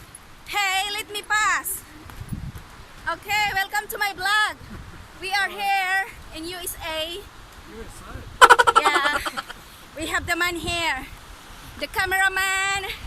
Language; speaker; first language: English; non-native, local second language; Filipino